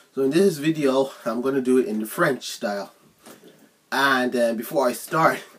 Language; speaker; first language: English; native; English